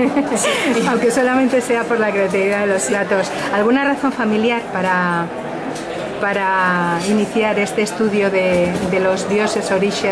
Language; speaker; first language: Spanish; native; Spanish